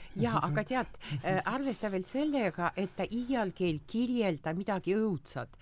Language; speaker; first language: Estonian; non-native, local second language; Russian